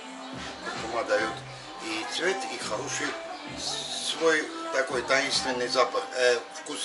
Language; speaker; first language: Russian; non-native, local second language; Azerbaijani